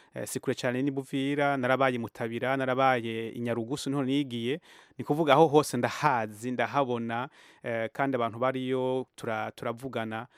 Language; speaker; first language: Rundi; early bilingual, heritage; Rundi